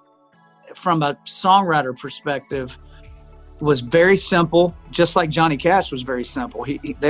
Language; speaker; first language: English; native; English